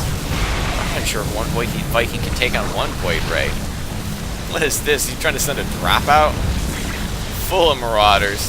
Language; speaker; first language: English; native; English